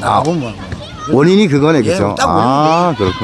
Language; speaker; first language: Korean; native; Korean